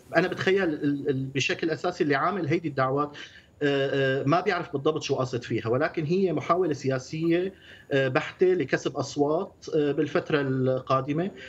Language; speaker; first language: Arabic; native; Arabic